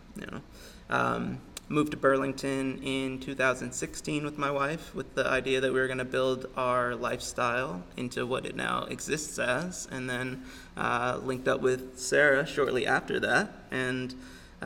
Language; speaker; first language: English; native; English